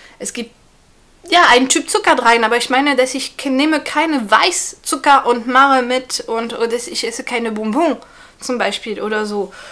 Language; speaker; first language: German; non-native, fluent; French